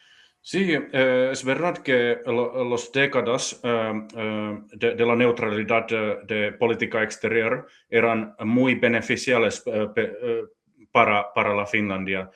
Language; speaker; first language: Spanish; non-native, fluent; Finnish